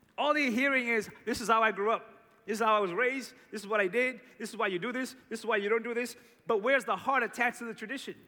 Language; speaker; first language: English; early bilingual, other home language; Portuguese